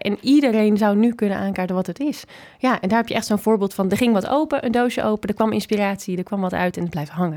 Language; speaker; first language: Dutch; native; Dutch